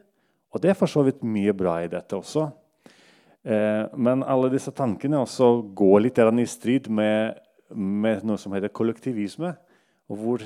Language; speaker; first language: Norwegian; non-native, local second language; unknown